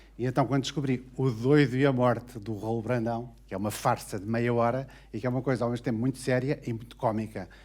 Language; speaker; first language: Portuguese; native; Portuguese